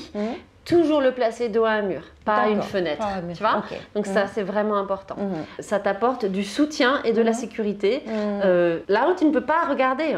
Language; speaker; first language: French; native; French